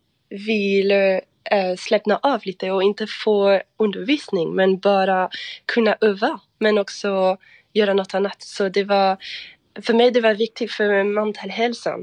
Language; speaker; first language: Swedish; non-native, fluent; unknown